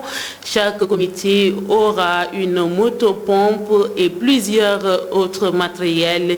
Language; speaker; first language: French; non-native, local second language; Wolof